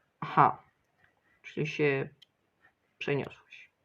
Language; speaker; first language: Polish; early bilingual, other home language; Ukrainian